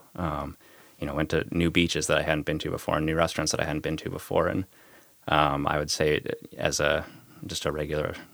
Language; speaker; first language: English; native; English